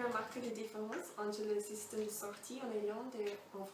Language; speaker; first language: French; non-native, learner; English